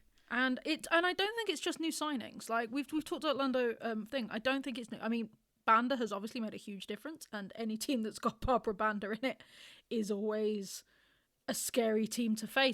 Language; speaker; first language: English; native; English